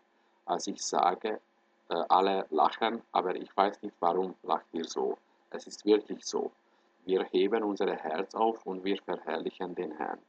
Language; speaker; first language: German; non-native, fluent; Hungarian